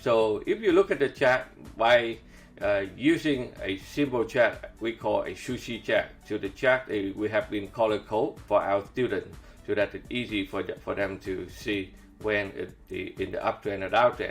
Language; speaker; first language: English; non-native, fluent; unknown